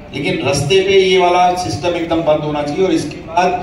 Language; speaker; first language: Hindi; non-native, local second language; Marathi